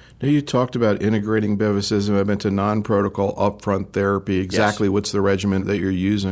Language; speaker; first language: English; native; English